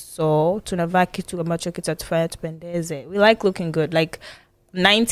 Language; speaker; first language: English; non-native, local second language; Swahili